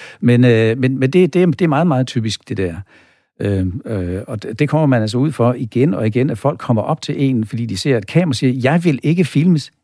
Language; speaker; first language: Danish; native; Danish